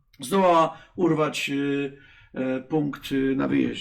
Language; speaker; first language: Polish; native; Polish